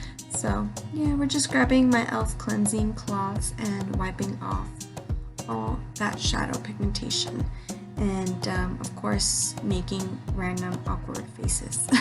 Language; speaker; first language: English; native; English